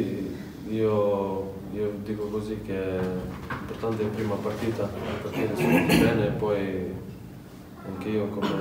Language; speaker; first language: Italian; non-native, fluent; Serbian